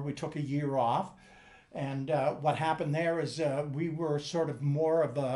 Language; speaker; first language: English; native; English